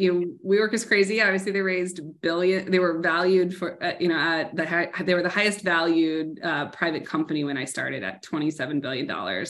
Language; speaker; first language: English; native; English